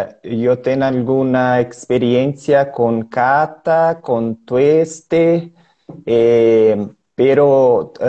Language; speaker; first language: Spanish; non-native, learner; Portuguese